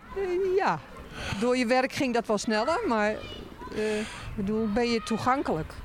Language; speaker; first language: Dutch; native; Dutch